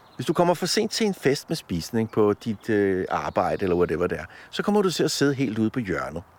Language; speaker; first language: Danish; early bilingual, other home language; Polish